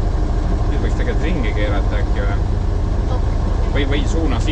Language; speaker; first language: Estonian; native; Estonian